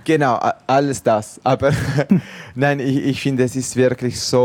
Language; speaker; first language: German; non-native, local second language; Italian